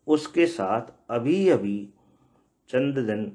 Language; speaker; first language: Hindi; native; Hindi